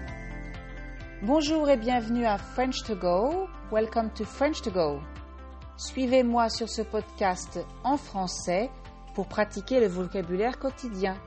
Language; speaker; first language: French; native; French